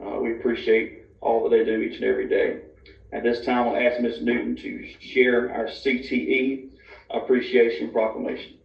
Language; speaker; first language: English; native; English